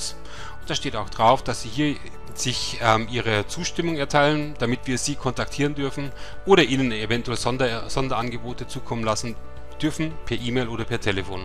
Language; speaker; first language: German; native; German